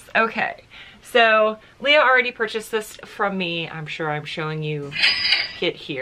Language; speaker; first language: English; native; English